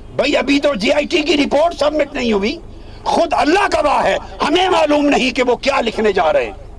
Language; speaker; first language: Urdu; non-native, local second language; Punjabi